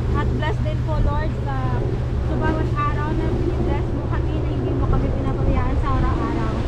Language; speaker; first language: Filipino; non-native, local second language; Cebuano